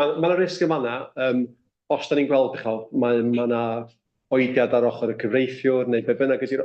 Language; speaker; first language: Welsh; native; Welsh